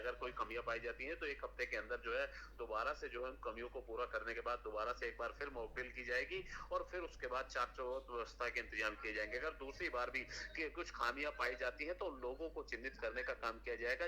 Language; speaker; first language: Hindi; native; Hindi